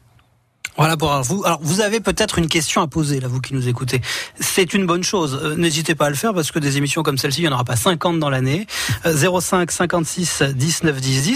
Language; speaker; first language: French; native; French